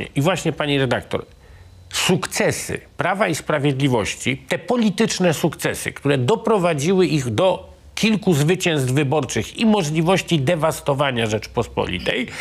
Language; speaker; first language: Polish; native; Polish